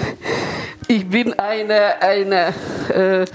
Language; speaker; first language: German; non-native, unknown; Hungarian